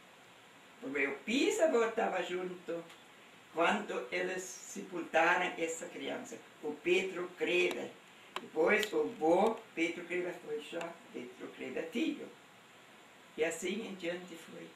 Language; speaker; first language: Portuguese; non-native, local second language; German